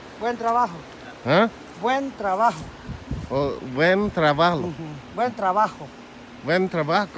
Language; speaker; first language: Spanish; non-native, learner; Khmer